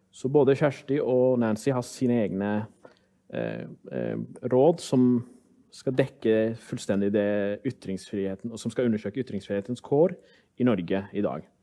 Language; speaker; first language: Norwegian; early bilingual, other home language; Somali